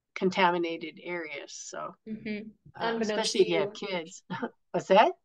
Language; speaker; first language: English; native; English